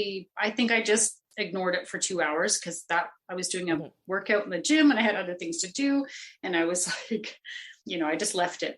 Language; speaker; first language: English; native; English